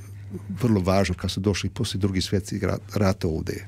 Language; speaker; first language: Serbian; early bilingual, heritage; Croatian